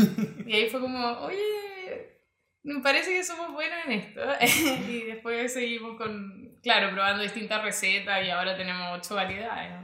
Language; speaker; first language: Spanish; native; Spanish